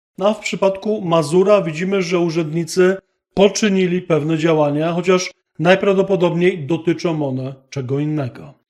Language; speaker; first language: Polish; native; Polish